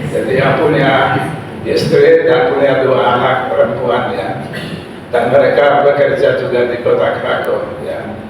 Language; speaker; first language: Indonesian; non-native, fluent; Polish